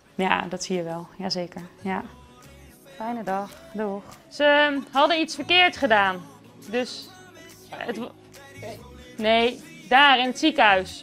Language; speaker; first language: Dutch; native; Dutch